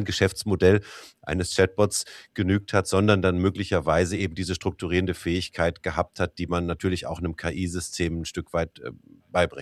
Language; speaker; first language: German; native; German